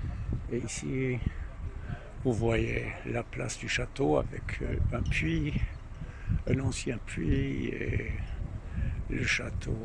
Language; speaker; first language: French; non-native, learner; German